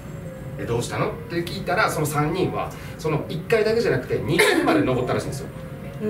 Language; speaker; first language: Japanese; native; Japanese